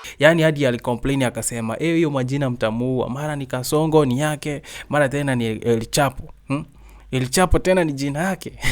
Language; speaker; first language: Swahili; native; Swahili